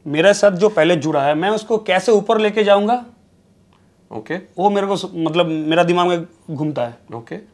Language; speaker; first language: Hindi; non-native, local second language; Bangla